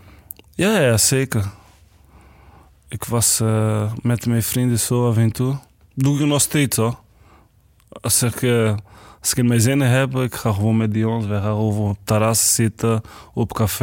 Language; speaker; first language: Dutch; non-native, learner; Portuguese